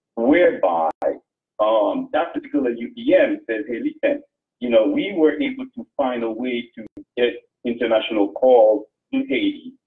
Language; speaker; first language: English; non-native, fluent; Haitian Creole